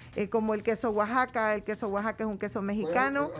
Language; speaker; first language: Spanish; native; Spanish